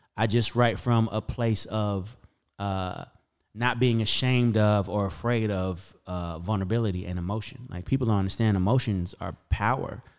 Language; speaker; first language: English; native; English